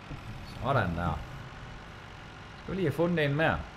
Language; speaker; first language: Danish; native; Danish